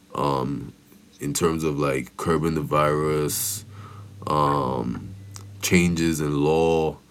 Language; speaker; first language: English; non-native, local second language; Yoruba